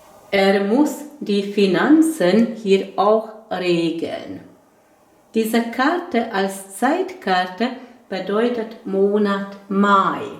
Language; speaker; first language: German; non-native, fluent; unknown